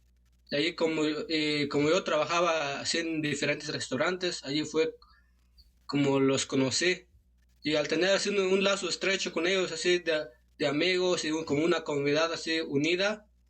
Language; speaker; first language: Spanish; non-native, local second language; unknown